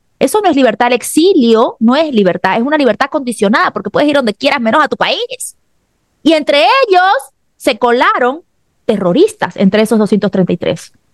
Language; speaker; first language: Spanish; native; Spanish